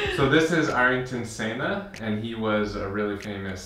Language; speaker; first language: English; native; English